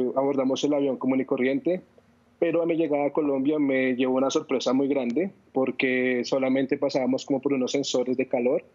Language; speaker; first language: Spanish; native; Spanish